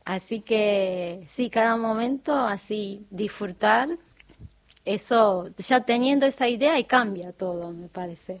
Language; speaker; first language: Spanish; non-native, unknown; Japanese